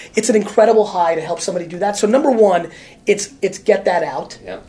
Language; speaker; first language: English; native; English